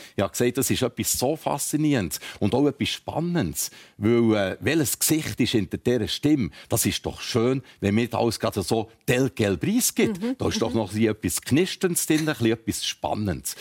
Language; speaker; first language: German; native; German